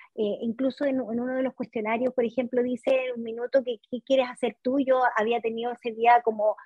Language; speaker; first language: Spanish; native; Spanish